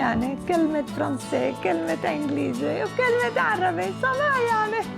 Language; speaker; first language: Arabic; non-native, learner; French